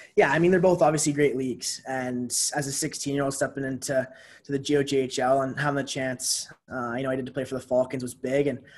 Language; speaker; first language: English; native; English